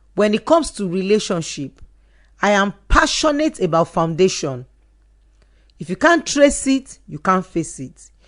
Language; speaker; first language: English; non-native, local second language; Yoruba